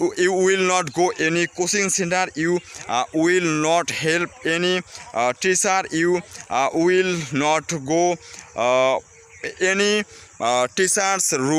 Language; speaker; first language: English; non-native, learner; Bangla